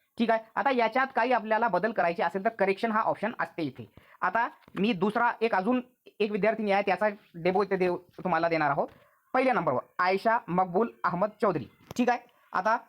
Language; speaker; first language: Marathi; non-native, local second language; Urdu